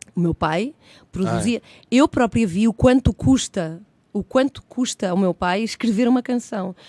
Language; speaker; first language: Portuguese; early bilingual, other home language; Spanish